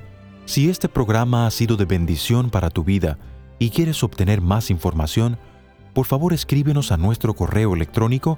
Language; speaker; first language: Spanish; native; Spanish